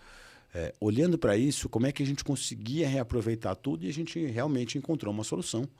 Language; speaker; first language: Portuguese; native; Portuguese